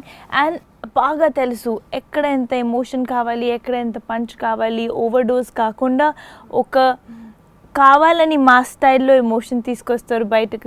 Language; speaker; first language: Telugu; non-native, local second language; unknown